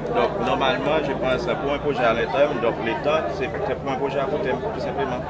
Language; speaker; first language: French; non-native, local second language; Haitian Creole